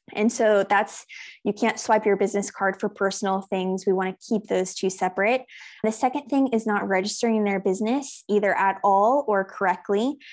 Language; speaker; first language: English; native; English